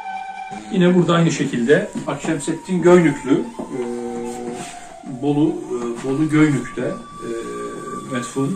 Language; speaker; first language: Turkish; native; Turkish